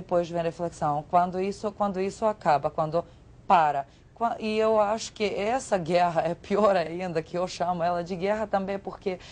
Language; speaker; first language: Portuguese; non-native, fluent; Serbian